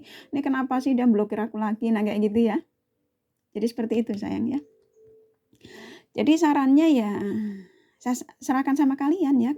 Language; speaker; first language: Indonesian; native; Indonesian